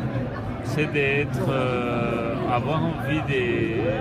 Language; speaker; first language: French; non-native, fluent; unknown